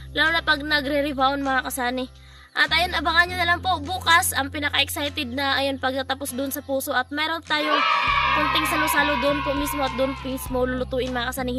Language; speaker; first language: Filipino; non-native, local second language; Cebuano